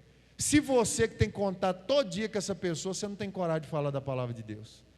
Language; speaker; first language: Portuguese; native; Portuguese